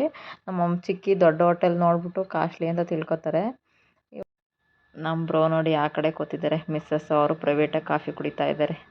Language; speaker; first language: Kannada; native; Kannada